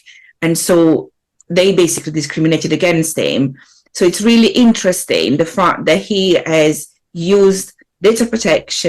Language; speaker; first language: English; non-native, fluent; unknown